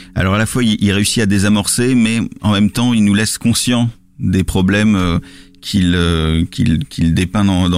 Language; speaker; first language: French; native; French